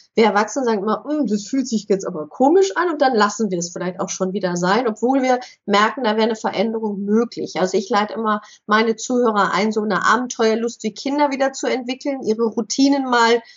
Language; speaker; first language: German; native; German